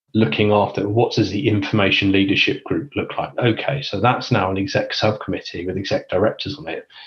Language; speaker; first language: English; native; English